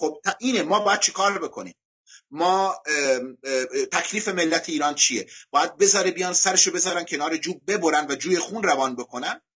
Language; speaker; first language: Persian; non-native, local second language; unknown